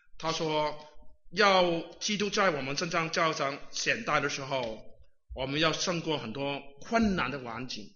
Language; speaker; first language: Chinese; non-native, local second language; Cantonese